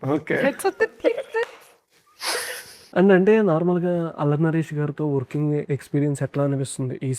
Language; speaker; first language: Telugu; native; Telugu